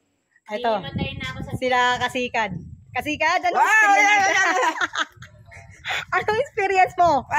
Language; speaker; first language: Filipino; native; Filipino